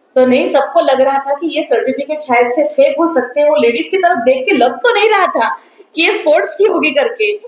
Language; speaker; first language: Hindi; non-native, local second language; Marathi